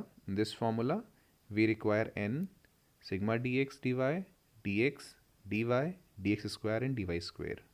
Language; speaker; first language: English; non-native, local second language; Hindi